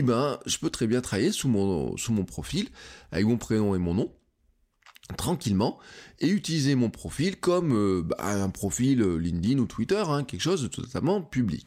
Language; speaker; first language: French; native; French